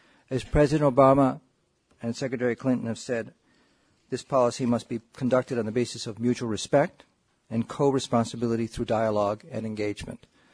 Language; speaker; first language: English; native; English